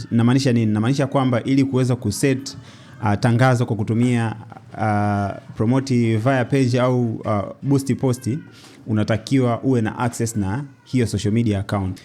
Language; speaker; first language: Swahili; native; Swahili